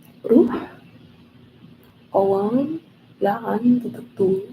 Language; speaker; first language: Arabic; non-native, learner; English